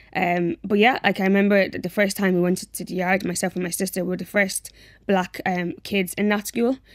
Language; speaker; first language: English; native; English